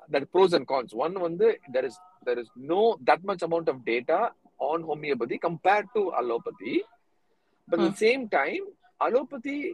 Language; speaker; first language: English; non-native, local second language; Tamil